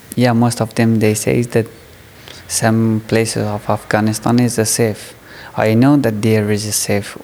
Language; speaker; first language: English; non-native, learner; Persian